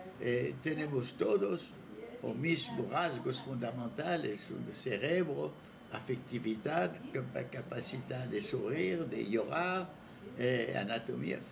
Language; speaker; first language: Spanish; non-native, fluent; French